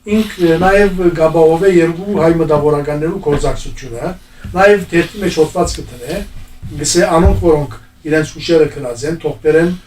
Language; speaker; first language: Armenian; native; Armenian